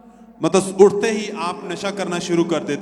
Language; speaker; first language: Hindi; native; Hindi